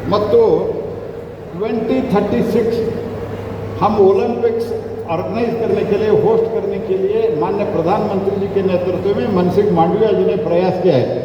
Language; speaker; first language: Hindi; non-native, local second language; Kannada